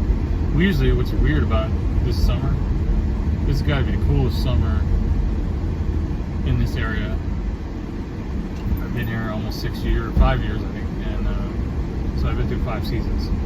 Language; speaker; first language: English; native; English